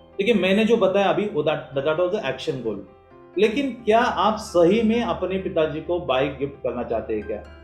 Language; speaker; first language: Hindi; non-native, local second language; Marathi